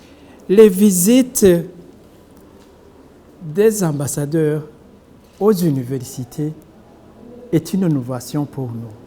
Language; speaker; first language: French; non-native, local second language; Rundi